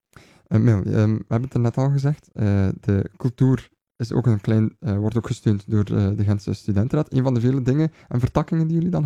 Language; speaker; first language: Dutch; native; Dutch